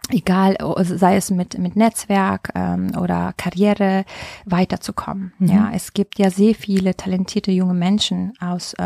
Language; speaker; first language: German; non-native, fluent; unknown